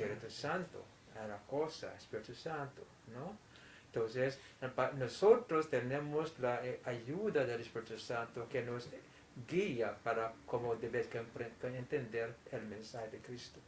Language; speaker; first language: Spanish; non-native, fluent; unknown